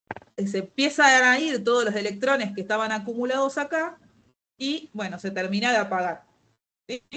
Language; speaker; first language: Spanish; native; Spanish